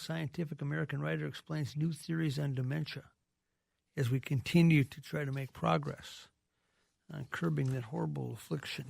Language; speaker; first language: English; native; English